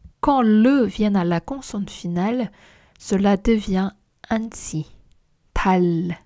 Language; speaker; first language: French; non-native, fluent; Korean